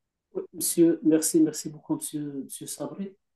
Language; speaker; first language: French; non-native, local second language; Arabic